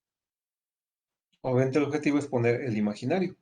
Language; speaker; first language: Spanish; native; Spanish